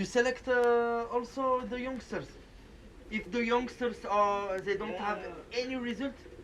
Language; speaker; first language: English; non-native, learner; French